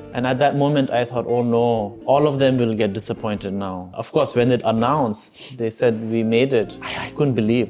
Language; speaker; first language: English; non-native, fluent; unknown